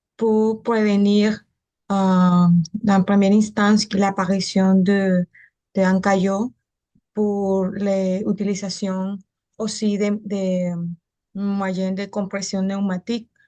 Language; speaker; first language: French; non-native, learner; Spanish